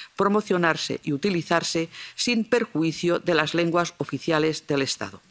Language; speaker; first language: Spanish; non-native, local second language; Catalan